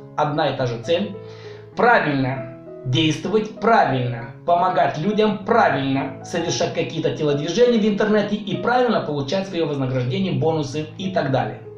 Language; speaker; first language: Russian; non-native, local second language; Romanian